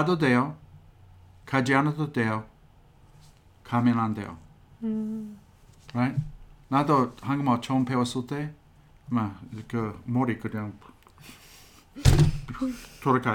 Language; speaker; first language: Korean; non-native, fluent; English